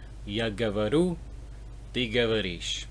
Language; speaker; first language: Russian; non-native, learner; English